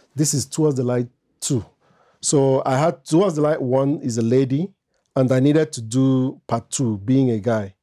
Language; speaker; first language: English; non-native, local second language; Igbo